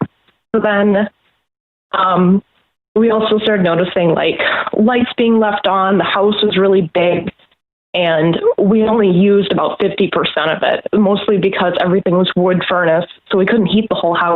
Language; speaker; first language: English; native; English